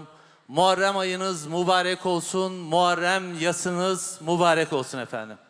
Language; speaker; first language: Turkish; native; Turkish